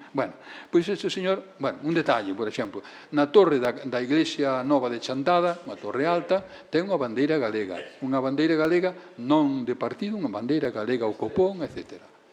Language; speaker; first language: Galician; native; Galician